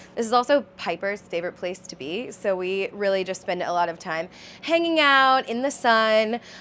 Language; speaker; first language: English; native; English